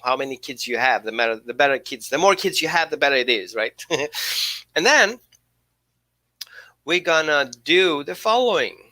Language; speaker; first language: English; non-native, fluent; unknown